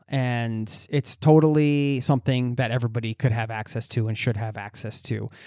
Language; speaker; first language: English; native; English